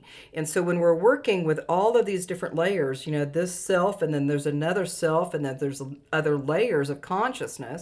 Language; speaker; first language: English; native; English